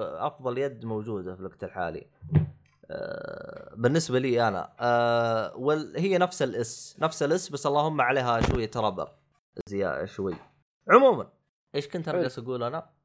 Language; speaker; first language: Arabic; native; Arabic